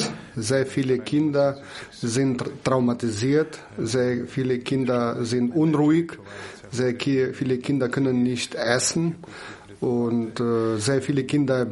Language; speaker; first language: German; non-native, fluent; Ukrainian